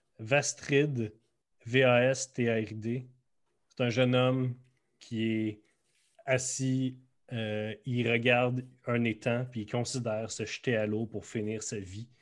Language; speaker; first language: French; native; French